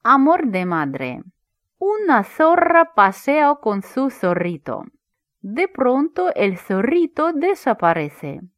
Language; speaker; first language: Spanish; non-native, fluent; Russian